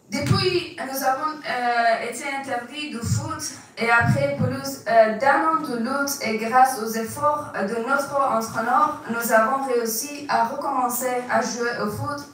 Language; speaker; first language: French; non-native, fluent; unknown